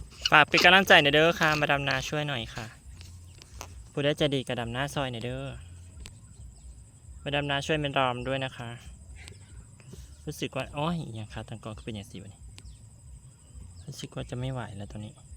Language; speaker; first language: Thai; non-native, local second language; Lao